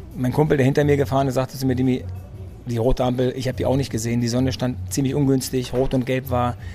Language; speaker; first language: German; early bilingual, other home language; Greek